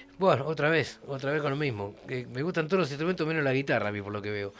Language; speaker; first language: Spanish; native; Spanish